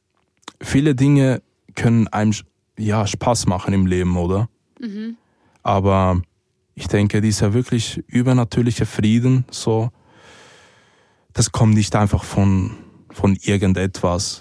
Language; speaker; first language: German; early bilingual, other home language; Spanish